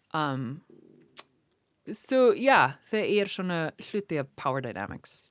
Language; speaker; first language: Icelandic; non-native, learner; English